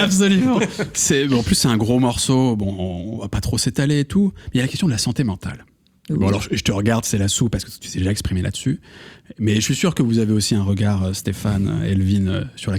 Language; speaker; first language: French; native; French